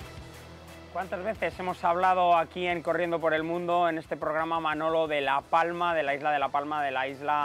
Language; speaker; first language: Spanish; native; Spanish